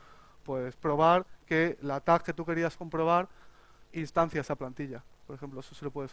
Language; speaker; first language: Spanish; native; Spanish